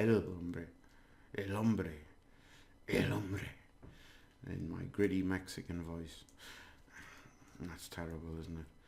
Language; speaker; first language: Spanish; non-native, learner; English